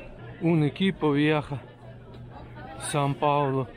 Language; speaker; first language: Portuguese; non-native, learner; Spanish